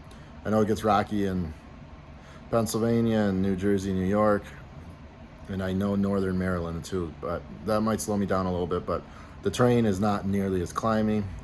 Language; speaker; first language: English; native; English